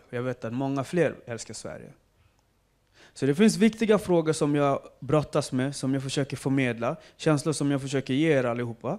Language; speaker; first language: Swedish; non-native, fluent; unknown